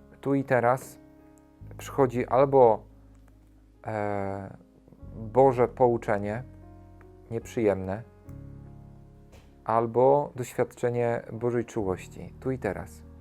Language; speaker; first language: Polish; native; Polish